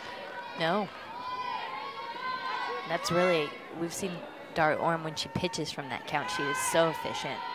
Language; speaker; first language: English; native; English